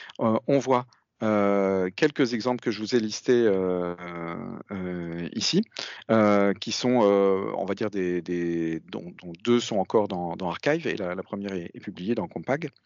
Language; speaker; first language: French; native; French